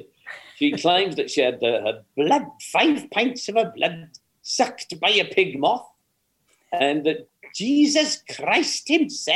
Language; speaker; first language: English; native; English